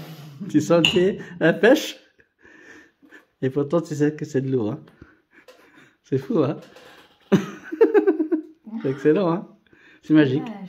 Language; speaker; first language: French; native; French